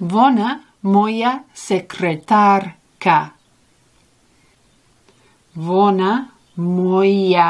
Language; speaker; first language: Ukrainian; non-native, learner; English